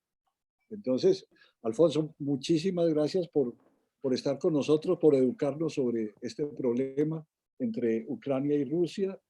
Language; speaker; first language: Spanish; native; Spanish